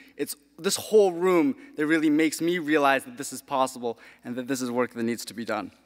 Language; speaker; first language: English; native; English